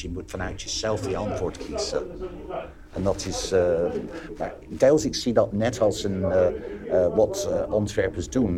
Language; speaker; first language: Dutch; non-native, fluent; English